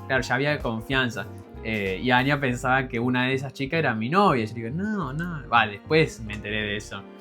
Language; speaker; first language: Spanish; native; Spanish